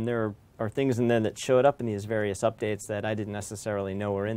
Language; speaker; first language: English; native; English